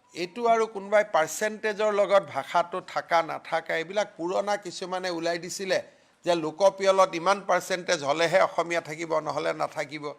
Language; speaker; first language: Assamese; native; Assamese